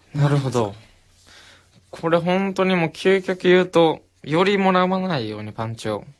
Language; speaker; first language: Japanese; native; Japanese